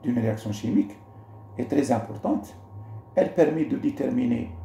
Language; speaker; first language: French; non-native, local second language; Arabic